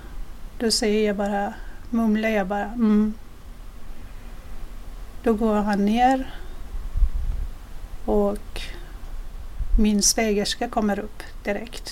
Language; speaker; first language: Swedish; non-native, fluent; Persian